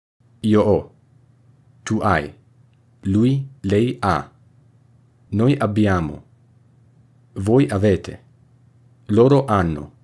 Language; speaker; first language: Italian; non-native, fluent; English